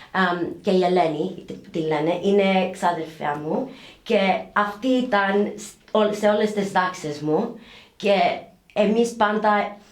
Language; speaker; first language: Greek; early bilingual, heritage; English